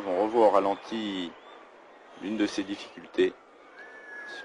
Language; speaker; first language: French; native; French